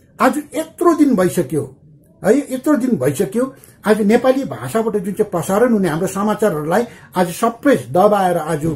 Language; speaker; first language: Nepali; native; Nepali